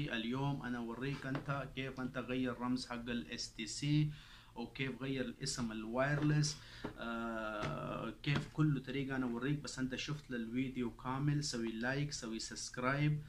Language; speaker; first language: Arabic; non-native, learner; Urdu